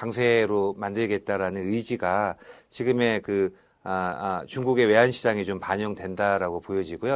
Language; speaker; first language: Korean; native; Korean